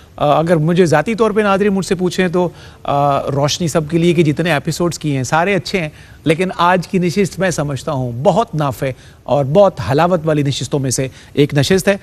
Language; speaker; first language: Urdu; non-native, local second language; Punjabi